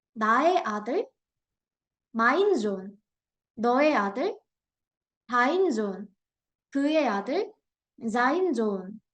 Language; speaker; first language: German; non-native, fluent; Korean